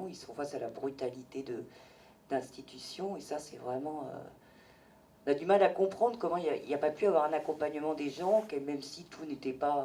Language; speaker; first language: French; native; French